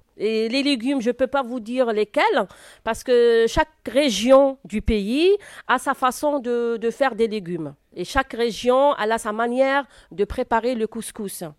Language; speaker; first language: French; non-native, local second language; Arabic